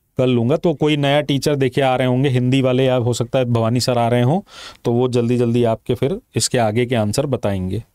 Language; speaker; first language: Hindi; native; Hindi